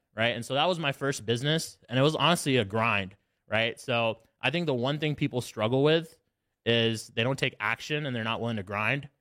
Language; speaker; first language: English; native; English